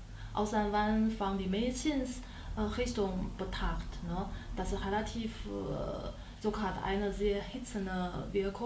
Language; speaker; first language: German; non-native, learner; Chinese